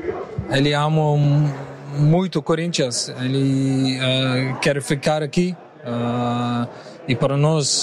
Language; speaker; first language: Portuguese; non-native, learner; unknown